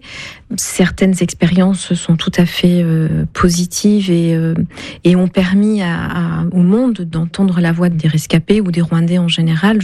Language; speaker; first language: French; non-native, local second language; Kinyarwanda